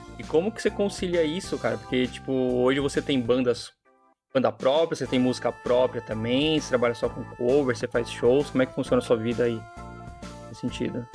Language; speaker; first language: Portuguese; native; Portuguese